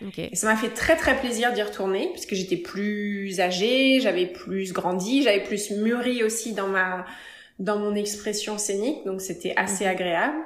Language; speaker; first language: French; native; French